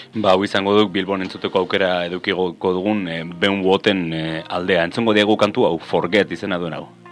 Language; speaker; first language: Basque; native; Basque